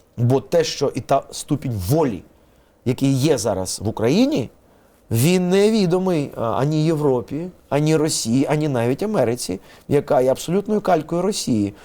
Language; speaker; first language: Ukrainian; non-native, local second language; Russian